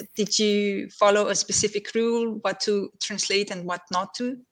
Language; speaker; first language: English; non-native, fluent; Slovenian